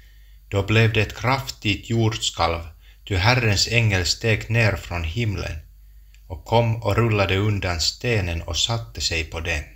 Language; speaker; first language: Swedish; non-native, local second language; Finnish